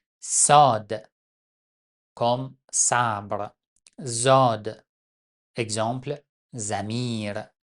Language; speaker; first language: French; non-native, fluent; Persian